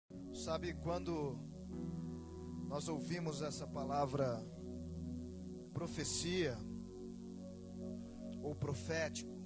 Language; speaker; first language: Portuguese; native; Portuguese